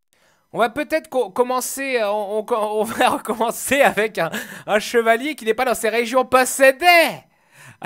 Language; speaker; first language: French; native; French